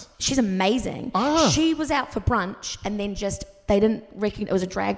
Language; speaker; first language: English; native; English